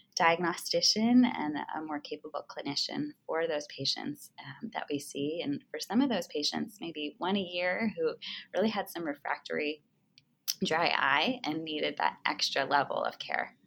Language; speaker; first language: English; native; English